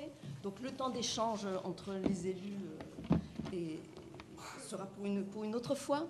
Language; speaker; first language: French; native; French